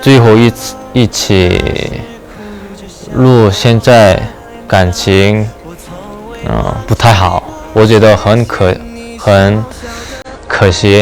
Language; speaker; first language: Chinese; non-native, learner; Korean